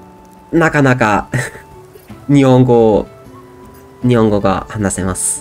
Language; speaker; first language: Japanese; non-native, learner; German